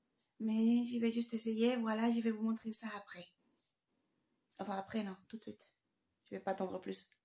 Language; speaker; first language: French; non-native, fluent; Spanish